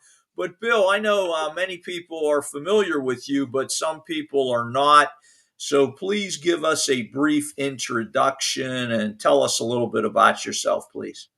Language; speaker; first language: English; native; English